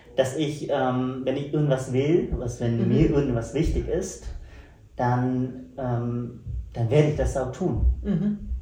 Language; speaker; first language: German; non-native, fluent; Vietnamese